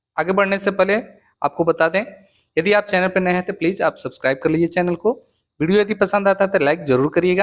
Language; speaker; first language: Hindi; native; Hindi